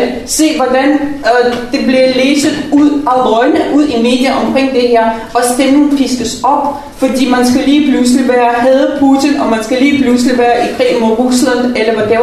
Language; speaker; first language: Danish; non-native, fluent; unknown